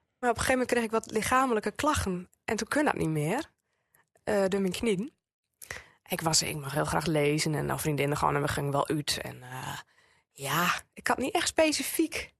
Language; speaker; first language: Dutch; native; Dutch